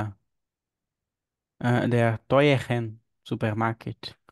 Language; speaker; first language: German; non-native, learner; Portuguese